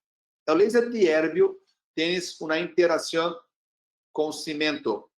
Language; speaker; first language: Spanish; non-native, learner; Portuguese